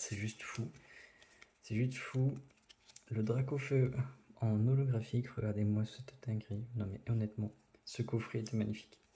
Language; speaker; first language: French; native; French